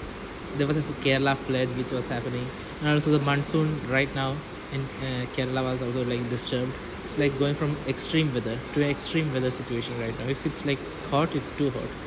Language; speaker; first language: English; non-native, local second language; Malayalam